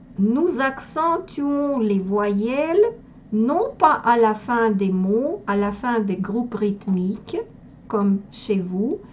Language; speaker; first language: French; non-native, fluent; Russian